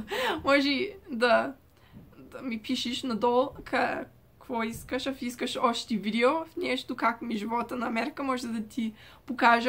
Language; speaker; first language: Bulgarian; early bilingual, heritage; Bulgarian